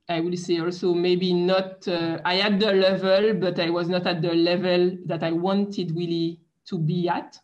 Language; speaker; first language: English; non-native, fluent; French